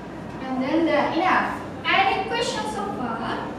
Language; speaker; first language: English; non-native, local second language; Indonesian